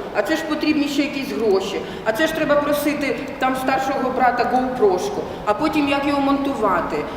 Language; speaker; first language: Ukrainian; non-native, local second language; Russian